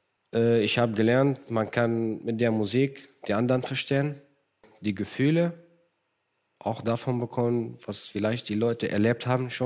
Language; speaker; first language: German; non-native, fluent; Kurdish